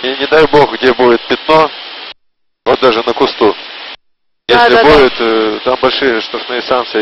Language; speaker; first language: Russian; native; Russian